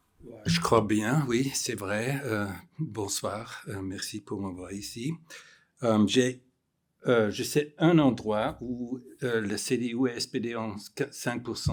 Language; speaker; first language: French; non-native, fluent; German